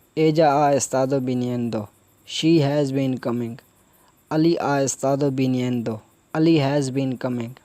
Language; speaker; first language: Spanish; non-native, fluent; Urdu